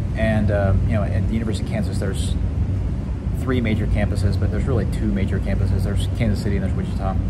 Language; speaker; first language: English; native; English